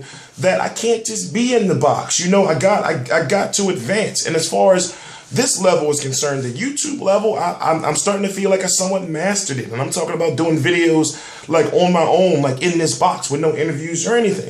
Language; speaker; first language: English; native; English